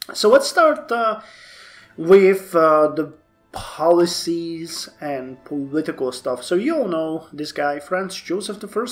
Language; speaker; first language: English; non-native, fluent; Czech